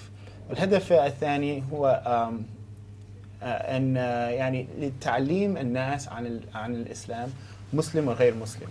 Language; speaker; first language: Arabic; non-native, learner; English